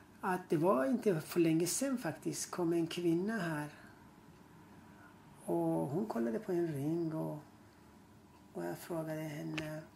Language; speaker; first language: Swedish; non-native, fluent; Persian